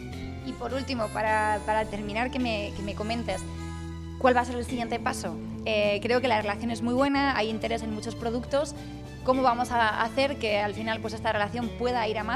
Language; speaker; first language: Spanish; native; Spanish